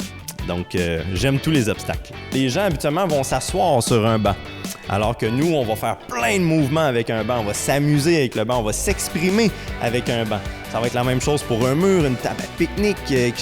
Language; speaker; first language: French; native; French